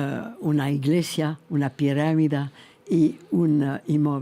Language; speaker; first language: Spanish; non-native, fluent; French